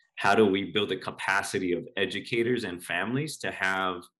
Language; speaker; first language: English; native; English